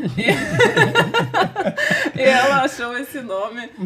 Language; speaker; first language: Portuguese; non-native, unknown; Russian